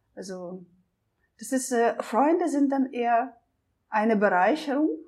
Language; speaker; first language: German; non-native, fluent; Russian